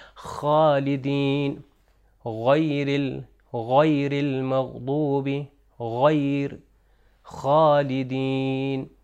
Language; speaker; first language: Urdu; native; Urdu